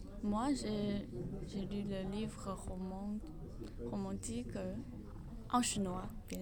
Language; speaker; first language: French; non-native, learner; Chinese